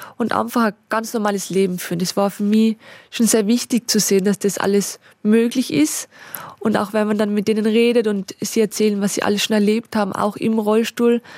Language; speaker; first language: German; native; German